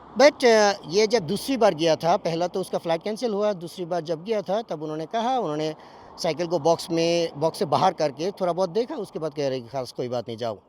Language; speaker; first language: Urdu; non-native, fluent; Bangla